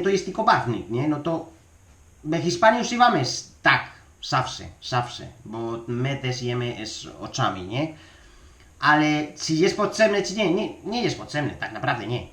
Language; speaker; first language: Polish; non-native, learner; Spanish